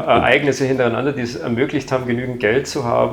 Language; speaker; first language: German; native; German